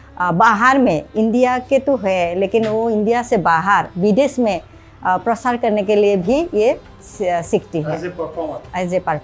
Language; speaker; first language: Hindi; non-native, local second language; Assamese